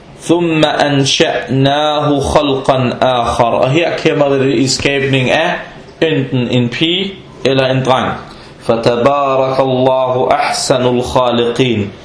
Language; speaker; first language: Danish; non-native, fluent; Arabic